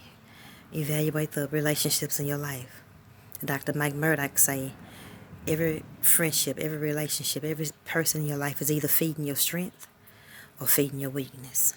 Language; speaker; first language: English; native; English